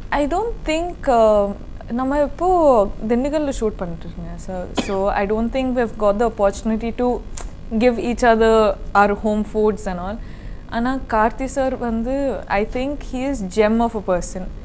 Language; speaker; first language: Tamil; non-native, learner; Kannada